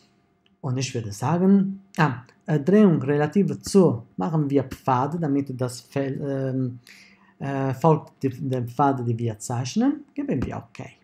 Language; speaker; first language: German; non-native, fluent; Italian